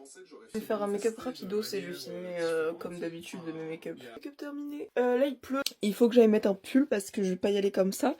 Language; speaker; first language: French; native; French